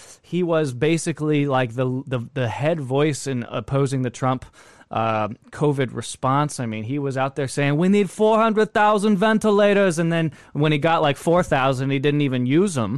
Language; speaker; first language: English; native; English